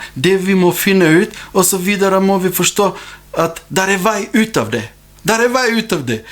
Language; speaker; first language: Norwegian; non-native, fluent; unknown